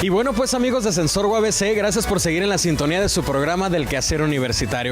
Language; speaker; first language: Spanish; native; Spanish